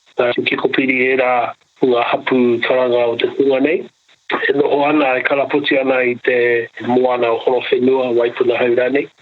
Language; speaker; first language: Māori; non-native, local second language; English